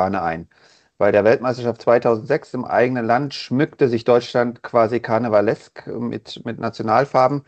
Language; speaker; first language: German; native; German